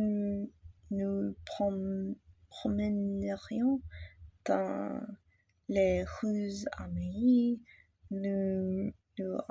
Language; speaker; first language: French; non-native, learner; English